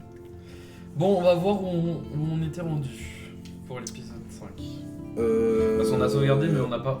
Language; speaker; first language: French; native; French